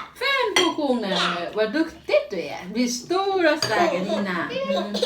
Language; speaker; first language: Swedish; non-native, learner; Thai